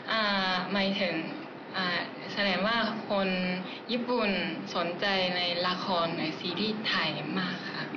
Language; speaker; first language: Thai; non-native, fluent; Japanese